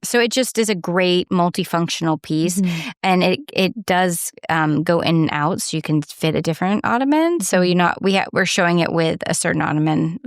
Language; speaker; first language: English; native; English